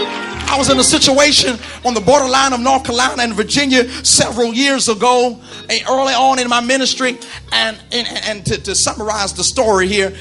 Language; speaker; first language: English; native; English